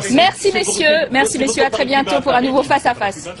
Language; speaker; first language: French; native; French